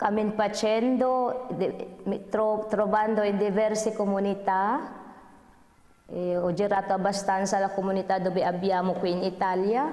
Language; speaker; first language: Italian; non-native, fluent; Filipino